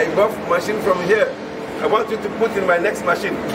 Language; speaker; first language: English; non-native, learner; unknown